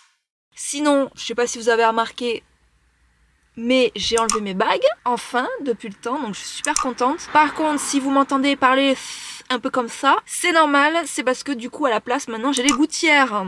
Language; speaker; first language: French; native; French